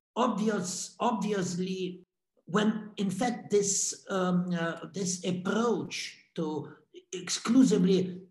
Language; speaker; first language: English; non-native, fluent; Russian